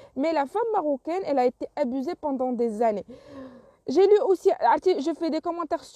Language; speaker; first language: French; non-native, local second language; Arabic